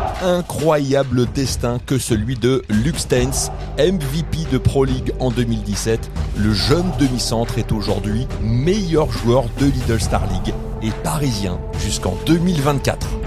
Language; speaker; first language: French; native; French